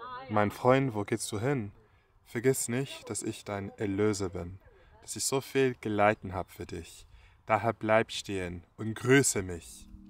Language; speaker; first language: German; non-native, fluent; English